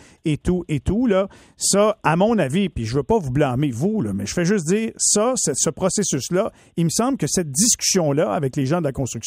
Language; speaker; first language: French; native; French